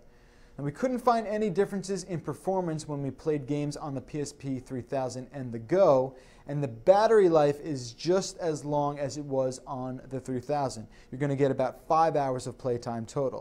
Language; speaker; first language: English; native; English